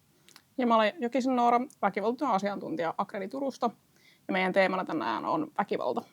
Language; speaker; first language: Finnish; native; Finnish